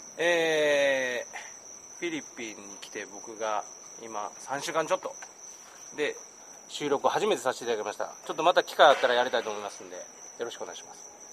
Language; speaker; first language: Japanese; native; Japanese